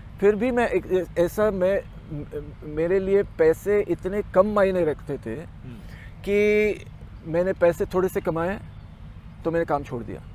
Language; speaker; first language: Hindi; non-native, local second language; Marathi